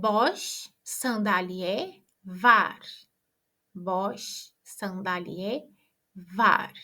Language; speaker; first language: Turkish; non-native, fluent; Portuguese